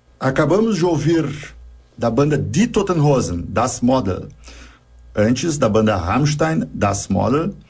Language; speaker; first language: Portuguese; native; Portuguese